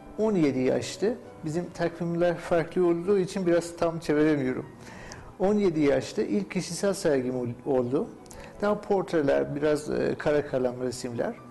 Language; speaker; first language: Turkish; non-native, fluent; Persian